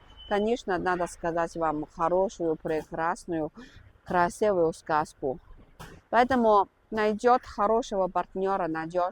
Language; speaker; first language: Russian; non-native, learner; Chinese